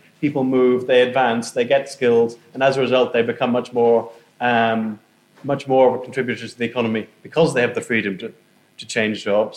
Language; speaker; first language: English; native; English